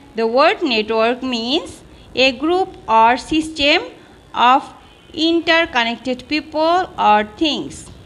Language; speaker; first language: English; non-native, local second language; Bangla